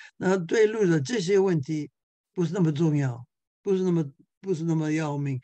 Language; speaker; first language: Chinese; non-native, fluent; English